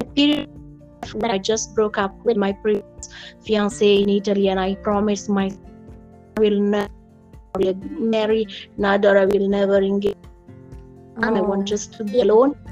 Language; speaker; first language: English; non-native, fluent; Italian